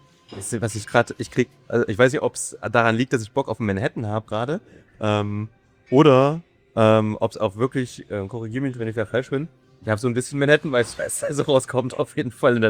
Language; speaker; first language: German; native; German